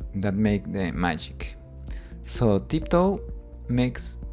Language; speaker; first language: English; non-native, fluent; Spanish